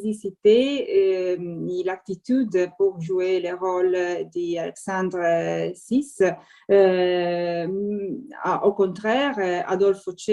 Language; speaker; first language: French; non-native, fluent; Italian